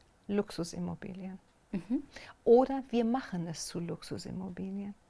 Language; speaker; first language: German; non-native, fluent; Persian